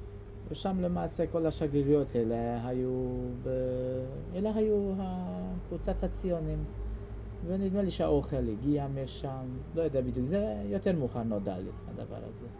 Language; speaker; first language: Hebrew; non-native, fluent; Hungarian